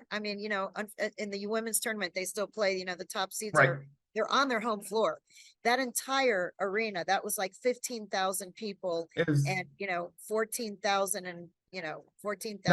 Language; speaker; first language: English; native; English